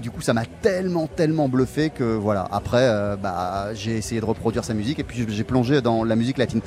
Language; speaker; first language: French; native; French